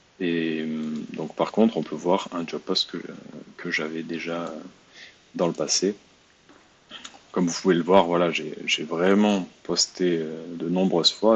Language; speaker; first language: French; native; French